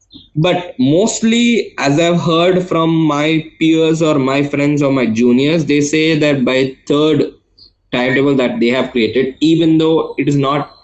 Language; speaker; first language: English; non-native, local second language; Telugu